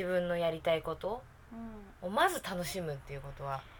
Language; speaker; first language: Japanese; native; Japanese